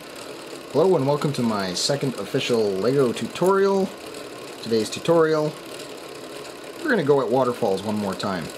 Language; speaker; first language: English; native; English